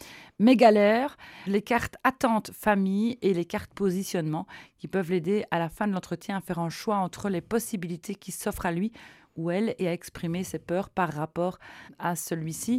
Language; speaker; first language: French; native; French